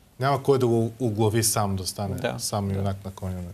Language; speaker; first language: Bulgarian; native; Bulgarian